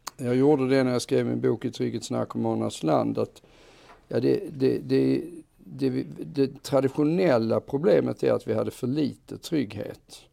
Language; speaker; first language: Swedish; native; Swedish